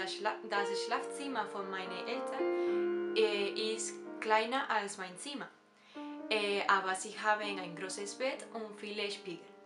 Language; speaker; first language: German; non-native, learner; Spanish